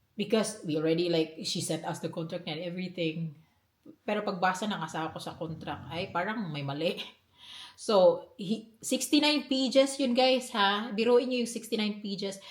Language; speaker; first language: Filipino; non-native, local second language; Cebuano